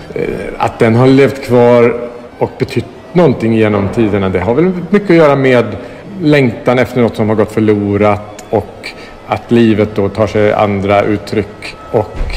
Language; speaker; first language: Swedish; native; Swedish